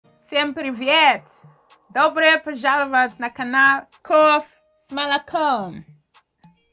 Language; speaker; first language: Russian; non-native, learner; English